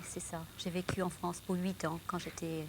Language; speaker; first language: French; non-native, local second language; English